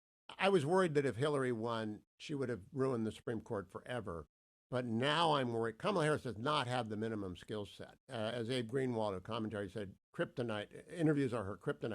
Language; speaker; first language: English; native; English